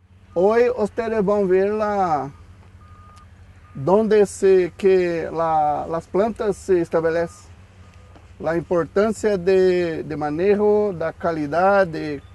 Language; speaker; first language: Spanish; non-native, fluent; Portuguese